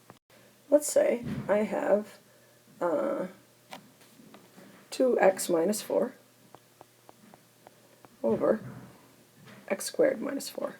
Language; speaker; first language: English; native; English